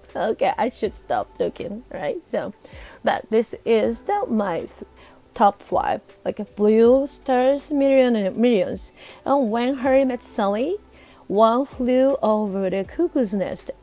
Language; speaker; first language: English; non-native, fluent; Japanese